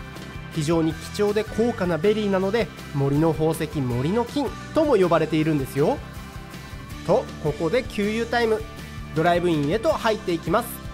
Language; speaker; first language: Japanese; native; Japanese